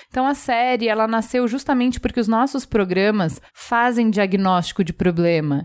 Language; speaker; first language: Portuguese; native; Portuguese